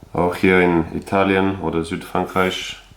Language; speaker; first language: German; non-native, learner; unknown